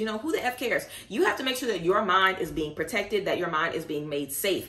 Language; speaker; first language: English; native; English